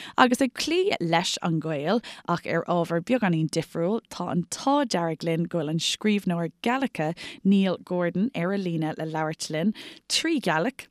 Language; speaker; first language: Irish; non-native, local second language; English